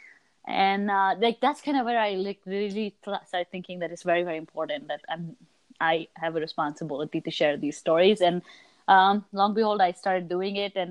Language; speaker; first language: English; non-native, local second language; Hindi